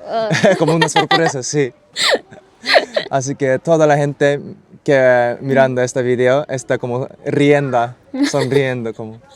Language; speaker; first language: Spanish; non-native, learner; Japanese